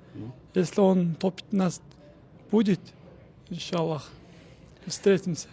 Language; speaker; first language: Russian; non-native, local second language; Kyrgyz